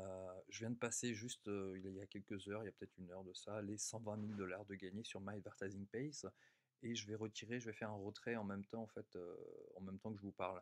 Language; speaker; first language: French; native; French